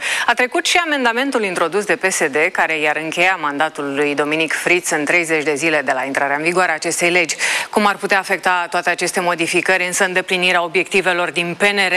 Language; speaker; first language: Romanian; native; Romanian